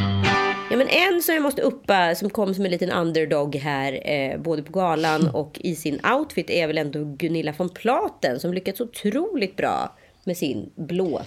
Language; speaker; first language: Swedish; native; Swedish